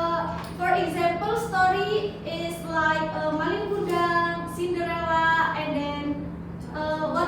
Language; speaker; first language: English; non-native, learner; Indonesian